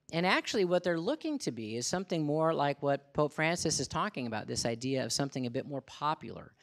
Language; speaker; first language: English; native; English